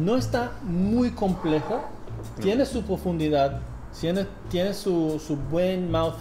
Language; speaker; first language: Spanish; non-native, fluent; English